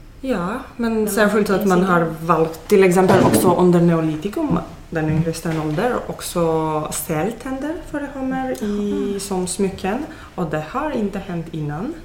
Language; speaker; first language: Swedish; non-native, fluent; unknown